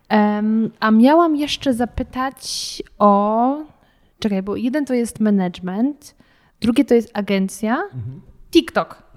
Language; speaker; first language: Polish; native; Polish